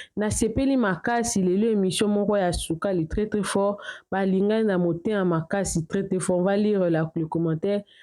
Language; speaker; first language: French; non-native, local second language; Lingala